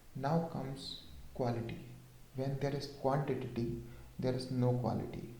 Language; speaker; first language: English; non-native, local second language; Hindi